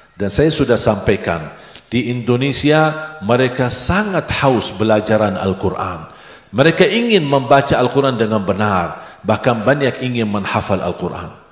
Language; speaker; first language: Indonesian; non-native, fluent; Arabic